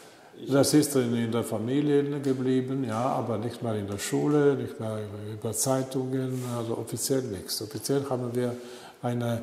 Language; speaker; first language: German; non-native, learner; Italian